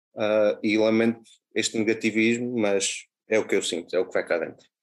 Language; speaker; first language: Portuguese; native; Portuguese